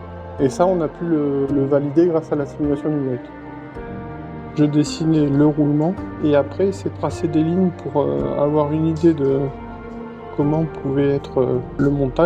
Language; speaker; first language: French; native; French